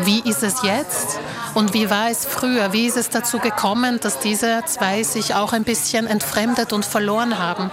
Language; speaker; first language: German; early bilingual, other home language; Slovak